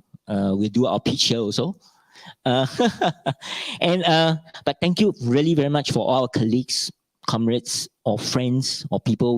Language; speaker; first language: English; non-native, local second language; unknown